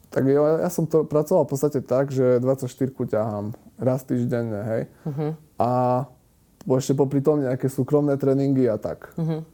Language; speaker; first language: Slovak; native; Slovak